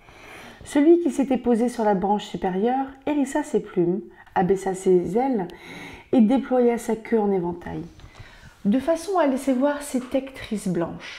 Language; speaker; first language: French; native; French